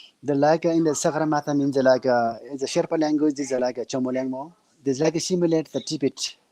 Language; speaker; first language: English; non-native, learner; Nepali